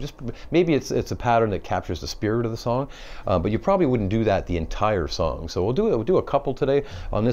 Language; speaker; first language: English; native; English